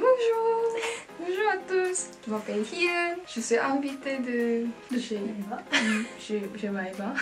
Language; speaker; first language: French; non-native, learner; Korean